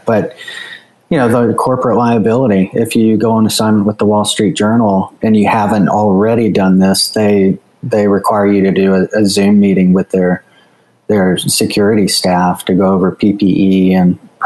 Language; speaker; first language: English; native; English